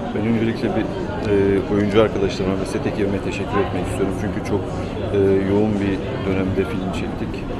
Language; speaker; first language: Turkish; native; Turkish